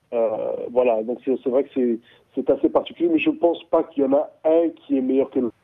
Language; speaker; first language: French; non-native, local second language; Sango